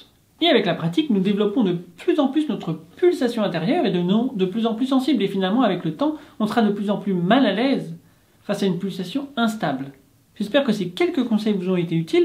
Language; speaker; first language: French; native; French